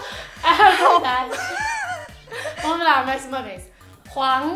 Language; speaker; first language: Portuguese; non-native, fluent; Chinese